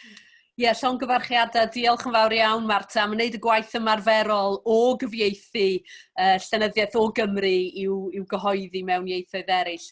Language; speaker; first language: Welsh; native; Welsh